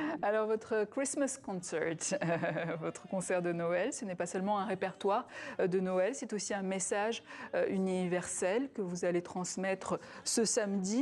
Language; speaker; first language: French; native; French